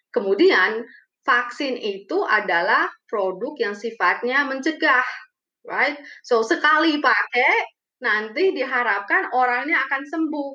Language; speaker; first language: Indonesian; early bilingual, other home language; Romanian